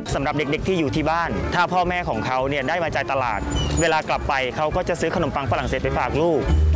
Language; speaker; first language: Thai; non-native, fluent; Khmer